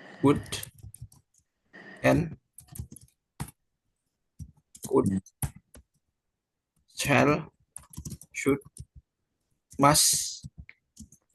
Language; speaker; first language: English; non-native, fluent; Indonesian